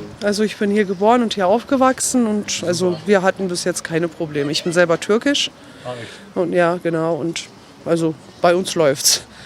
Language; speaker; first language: German; early bilingual, other home language; Turkish